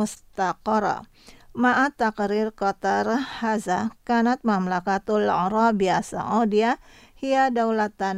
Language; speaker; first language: Arabic; non-native, fluent; Indonesian